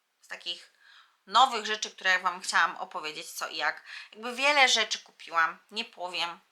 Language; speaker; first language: Polish; native; Polish